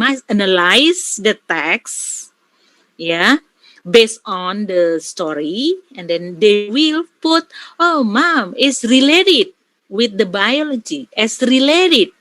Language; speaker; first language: English; non-native, learner; Indonesian